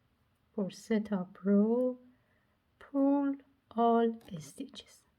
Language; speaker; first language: English; non-native, learner; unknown